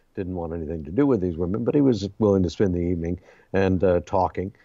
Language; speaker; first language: English; native; English